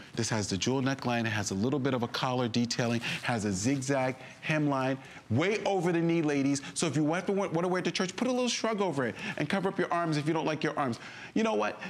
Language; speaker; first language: English; native; English